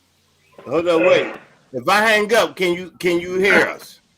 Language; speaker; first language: English; native; English